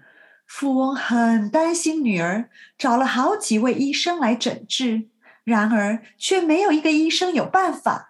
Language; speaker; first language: Chinese; native; Chinese